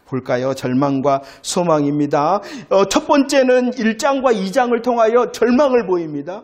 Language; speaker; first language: Korean; native; Korean